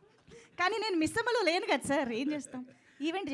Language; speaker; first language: Telugu; native; Telugu